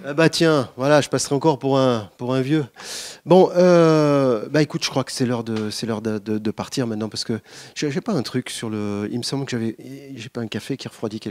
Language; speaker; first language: French; native; French